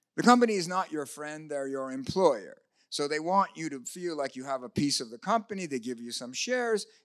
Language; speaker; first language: English; native; English